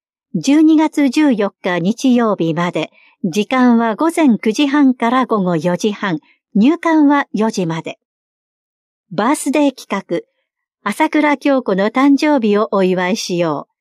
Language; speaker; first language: Japanese; native; Japanese